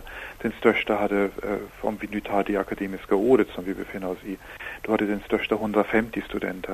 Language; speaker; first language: Swedish; non-native, fluent; German